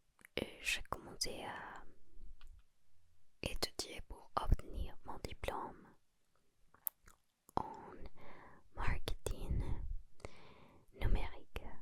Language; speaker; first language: French; non-native, learner; Spanish